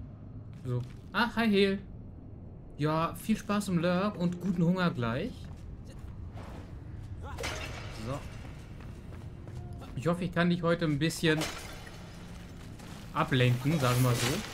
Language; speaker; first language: German; native; German